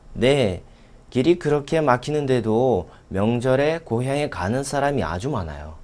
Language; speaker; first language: Korean; non-native, fluent; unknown